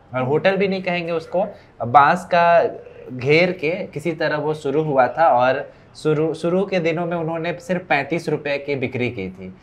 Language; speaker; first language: Hindi; native; Hindi